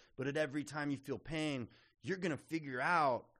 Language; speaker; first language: English; native; English